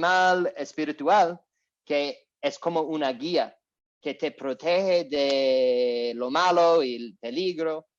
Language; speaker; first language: Spanish; non-native, learner; English